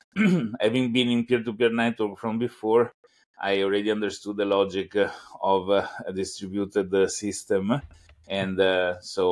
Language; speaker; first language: English; non-native, fluent; Italian